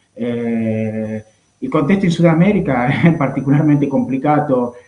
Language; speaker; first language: Italian; non-native, fluent; Spanish